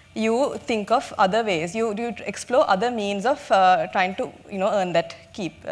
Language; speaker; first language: English; non-native, local second language; Sinhala